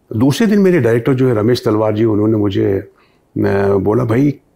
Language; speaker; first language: Hindi; native; Hindi